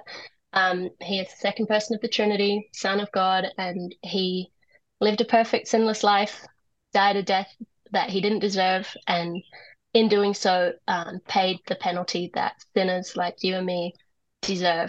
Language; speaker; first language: English; native; English